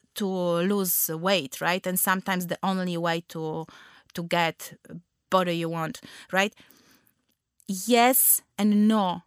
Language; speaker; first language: English; non-native, fluent; Polish